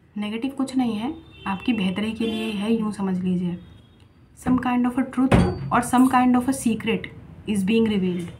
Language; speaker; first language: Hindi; non-native, local second language; Bangla